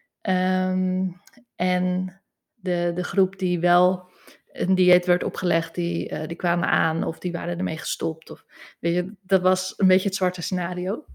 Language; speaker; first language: Dutch; native; Dutch